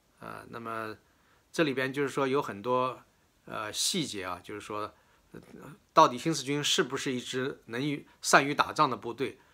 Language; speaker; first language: Chinese; native; Chinese